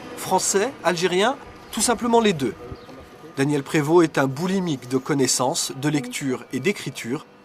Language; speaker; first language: French; native; French